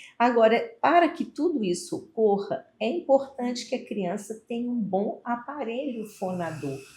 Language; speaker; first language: Portuguese; native; Portuguese